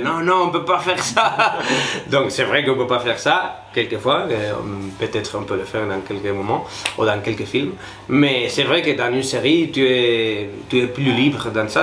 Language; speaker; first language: French; non-native, fluent; Spanish